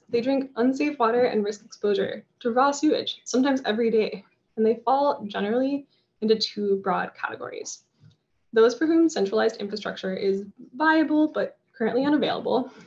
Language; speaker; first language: English; native; English